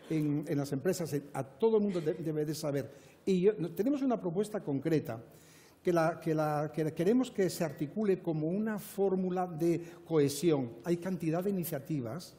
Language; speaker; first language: Spanish; native; Spanish